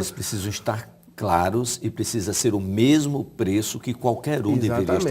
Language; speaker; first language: Portuguese; native; Portuguese